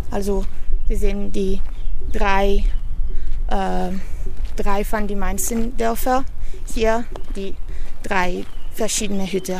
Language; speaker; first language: German; non-native, fluent; Italian